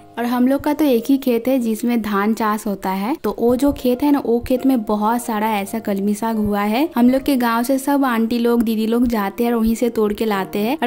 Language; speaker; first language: Hindi; non-native, local second language; Bangla